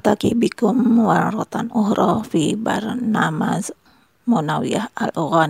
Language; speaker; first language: Arabic; non-native, fluent; Indonesian